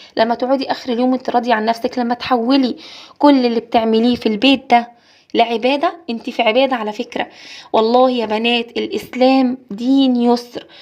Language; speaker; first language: Egyptian Arabic; native; Egyptian Arabic